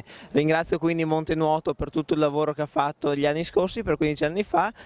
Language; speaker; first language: Italian; native; Italian